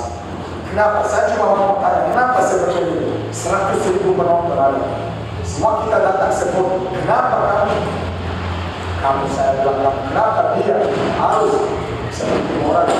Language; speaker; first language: Indonesian; non-native, fluent; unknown